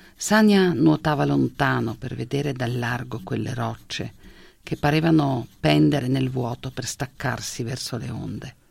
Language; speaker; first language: Italian; non-native, local second language; Slovenian